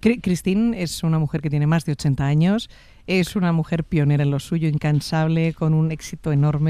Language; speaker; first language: Spanish; native; Spanish